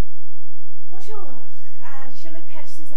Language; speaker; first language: French; early bilingual, heritage; English